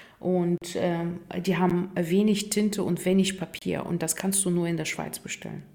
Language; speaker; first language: German; non-native, fluent; Russian